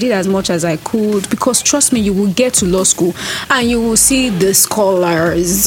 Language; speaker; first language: English; non-native, local second language; Yoruba